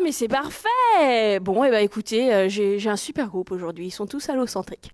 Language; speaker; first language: French; native; French